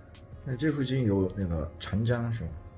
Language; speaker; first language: Chinese; non-native, fluent; Japanese